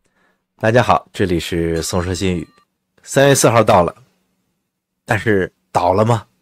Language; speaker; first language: Chinese; native; Chinese